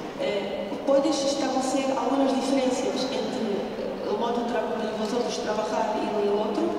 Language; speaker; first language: Spanish; non-native, learner; Portuguese